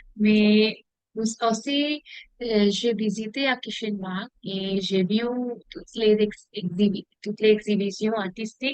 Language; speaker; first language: French; non-native, learner; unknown